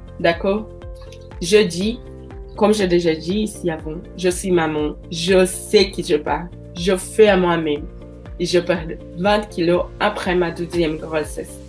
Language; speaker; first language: French; non-native, learner; Portuguese